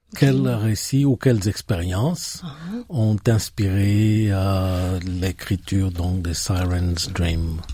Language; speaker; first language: French; native; French